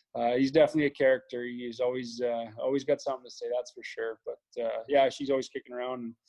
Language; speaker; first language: English; native; English